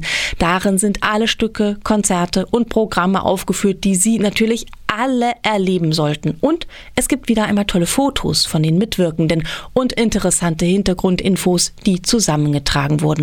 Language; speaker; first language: German; native; German